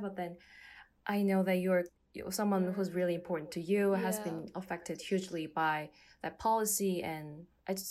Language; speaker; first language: English; non-native, fluent; Korean